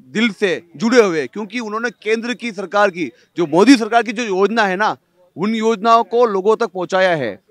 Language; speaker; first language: Hindi; native; Hindi